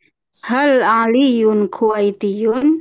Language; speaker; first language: Arabic; non-native, learner; Indonesian